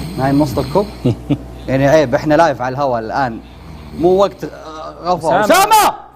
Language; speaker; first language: Arabic; native; Arabic